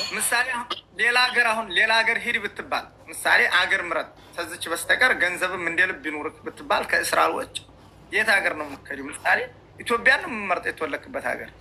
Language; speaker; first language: Amharic; native; Amharic